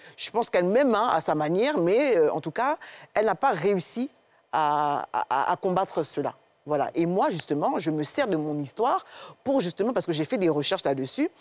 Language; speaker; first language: French; native; French